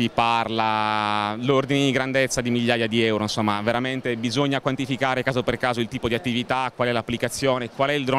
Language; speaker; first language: Italian; native; Italian